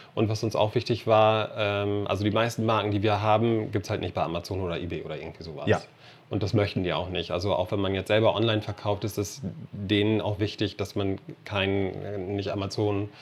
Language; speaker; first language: German; non-native, fluent; English